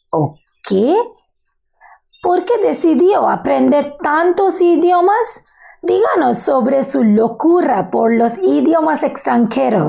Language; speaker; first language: Spanish; non-native, learner; Bangla